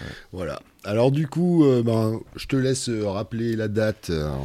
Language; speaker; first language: French; native; French